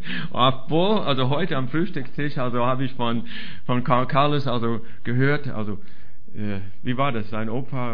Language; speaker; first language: German; non-native, fluent; English